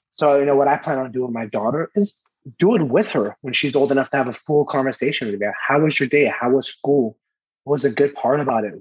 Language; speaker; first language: English; early bilingual, other home language; Persian